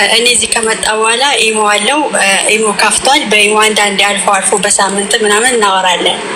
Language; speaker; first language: Amharic; native; Amharic